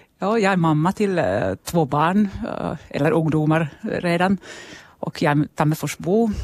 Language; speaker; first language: Swedish; non-native, local second language; Finnish